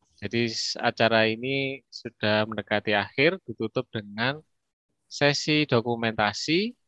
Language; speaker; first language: Indonesian; native; Indonesian